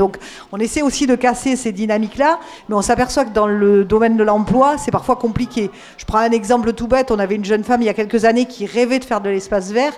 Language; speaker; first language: French; native; French